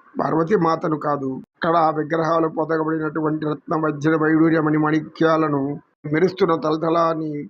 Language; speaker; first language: Telugu; native; Telugu